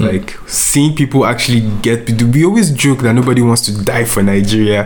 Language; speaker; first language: English; non-native, local second language; Yoruba